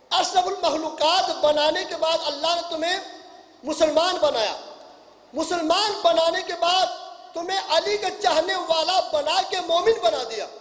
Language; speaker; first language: Urdu; non-native, local second language; Punjabi